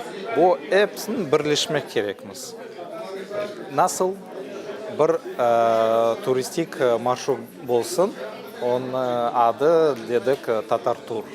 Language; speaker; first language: Turkish; non-native, learner; Tatar